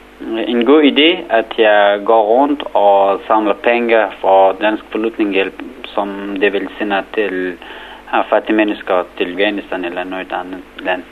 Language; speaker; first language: Danish; non-native, learner; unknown